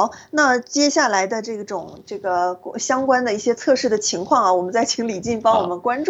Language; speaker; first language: Chinese; native; Chinese